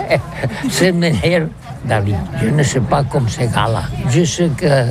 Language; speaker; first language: French; non-native, learner; Catalan